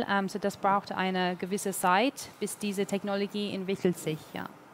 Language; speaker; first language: German; non-native, learner; English